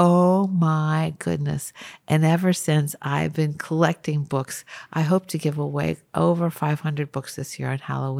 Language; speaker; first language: English; native; English